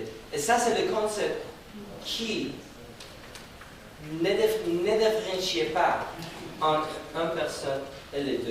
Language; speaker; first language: French; non-native, fluent; Persian